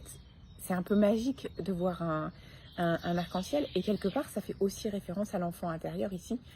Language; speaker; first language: French; native; French